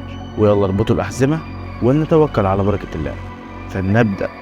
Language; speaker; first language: Arabic; native; Arabic